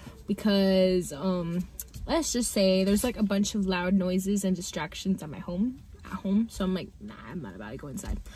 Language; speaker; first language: English; early bilingual, other home language; Spanish